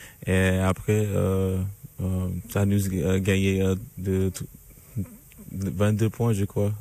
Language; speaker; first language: French; non-native, learner; English